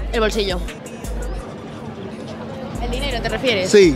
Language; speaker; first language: Spanish; native; Spanish